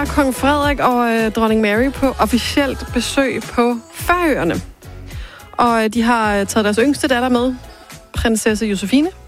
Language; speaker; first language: Danish; native; Danish